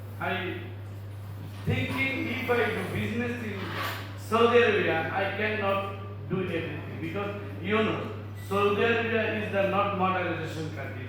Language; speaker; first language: English; non-native, learner; Bangla